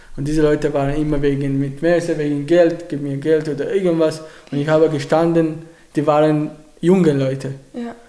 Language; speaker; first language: German; non-native, learner; Arabic